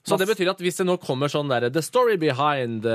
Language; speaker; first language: Norwegian; native; Norwegian